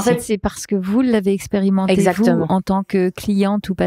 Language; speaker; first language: French; native; French